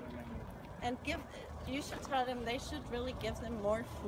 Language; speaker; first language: English; non-native, fluent; German